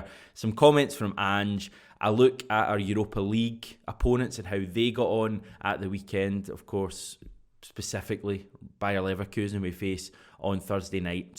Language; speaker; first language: English; native; English